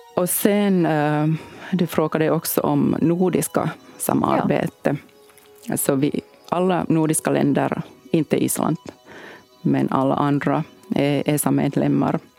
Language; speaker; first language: Swedish; non-native, local second language; Finnish